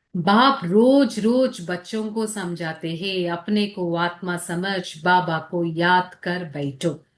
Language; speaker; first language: Hindi; non-native, local second language; Telugu